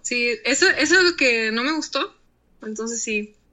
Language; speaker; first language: Spanish; native; Spanish